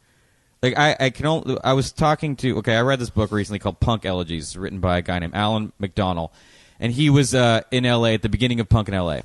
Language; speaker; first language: English; native; English